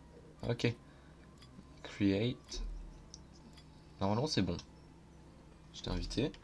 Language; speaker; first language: French; native; French